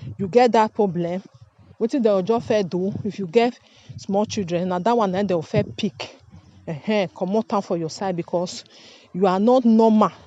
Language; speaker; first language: Nigerian Pidgin; native; Nigerian Pidgin